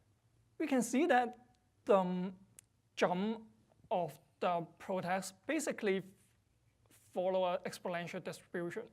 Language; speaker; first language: English; non-native, fluent; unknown